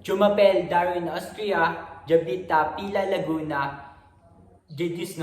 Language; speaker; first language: French; non-native, learner; Filipino